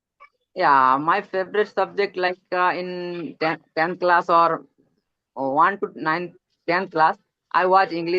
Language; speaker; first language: English; non-native, learner; Odia